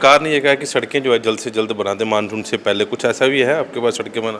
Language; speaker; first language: Hindi; native; Hindi